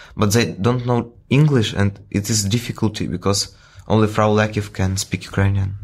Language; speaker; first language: English; non-native, fluent; Ukrainian